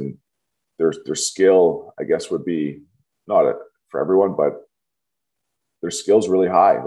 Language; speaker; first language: English; native; English